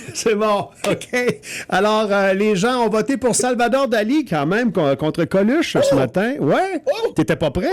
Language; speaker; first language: French; native; French